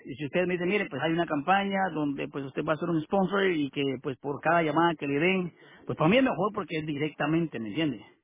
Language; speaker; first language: Spanish; native; Spanish